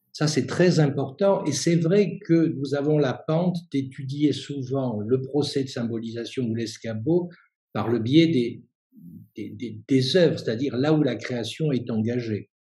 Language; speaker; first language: French; native; French